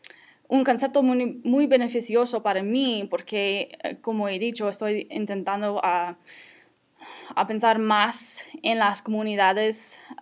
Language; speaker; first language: Spanish; non-native, fluent; English